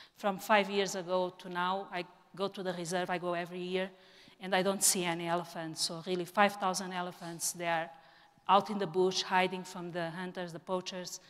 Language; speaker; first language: English; non-native, fluent; Portuguese